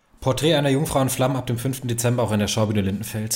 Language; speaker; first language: German; native; German